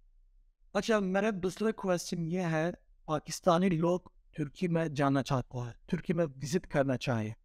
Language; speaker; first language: Hindi; non-native, fluent; Turkish